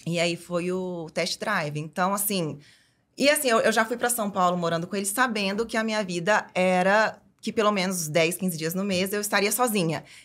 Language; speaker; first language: Portuguese; native; Portuguese